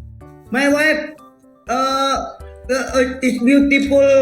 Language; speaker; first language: English; non-native, learner; Indonesian